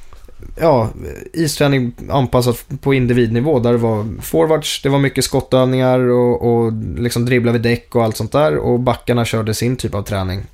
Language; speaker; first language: Swedish; native; Swedish